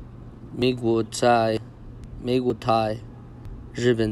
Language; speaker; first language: Chinese; non-native, learner; English